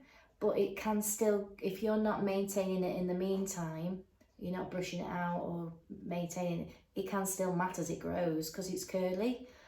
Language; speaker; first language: English; native; English